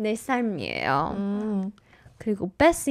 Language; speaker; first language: Korean; non-native, fluent; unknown